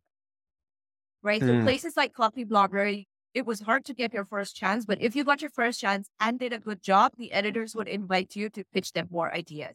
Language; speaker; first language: English; non-native, local second language; Urdu